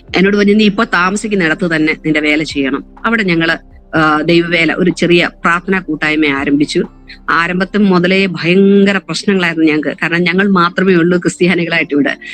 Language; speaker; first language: Malayalam; native; Malayalam